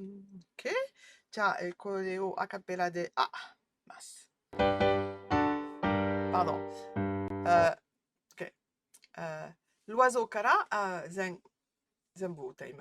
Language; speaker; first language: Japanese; non-native, fluent; French